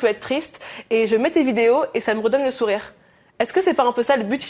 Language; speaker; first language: French; native; French